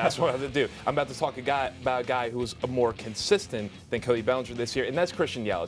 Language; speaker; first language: English; native; English